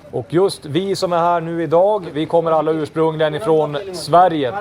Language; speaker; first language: Swedish; native; Swedish